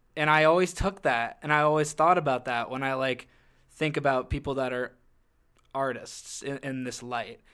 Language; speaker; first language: English; native; English